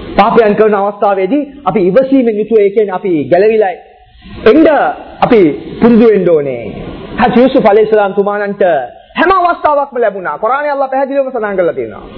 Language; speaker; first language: Sinhala; non-native, local second language; Tamil